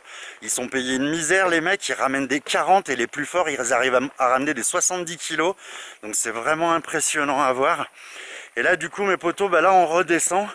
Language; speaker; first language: French; native; French